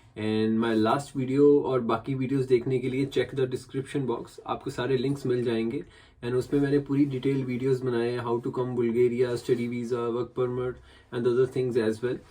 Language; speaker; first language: Hindi; native; Hindi